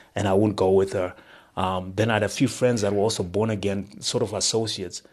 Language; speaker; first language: English; non-native, local second language; Shona